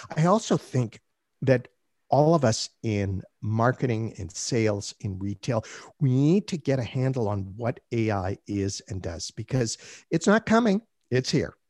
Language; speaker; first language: English; native; English